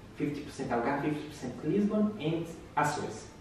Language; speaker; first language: English; non-native, learner; Portuguese